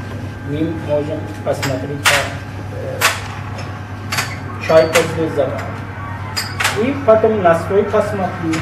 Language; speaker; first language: Russian; non-native, learner; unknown